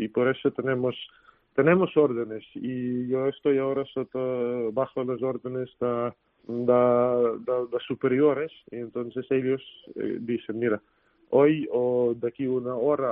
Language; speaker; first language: Spanish; non-native, fluent; Ukrainian